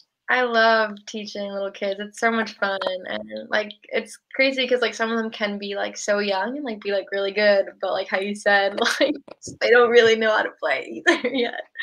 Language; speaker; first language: English; native; English